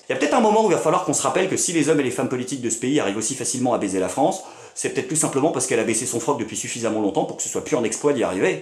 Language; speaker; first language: French; native; French